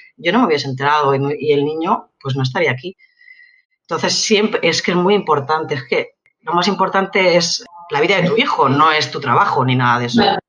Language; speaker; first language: Spanish; native; Spanish